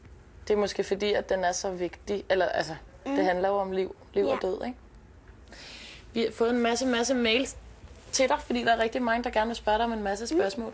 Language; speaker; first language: Danish; native; Danish